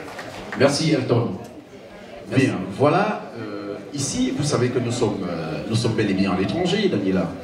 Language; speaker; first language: French; non-native, fluent; Spanish